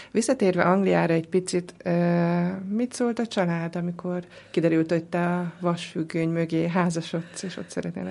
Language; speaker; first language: Hungarian; native; Hungarian